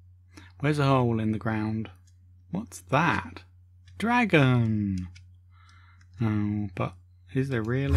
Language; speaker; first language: English; native; English